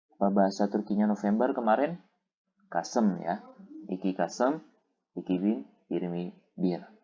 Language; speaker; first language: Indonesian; native; Indonesian